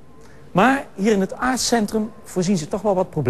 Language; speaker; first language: Dutch; native; Dutch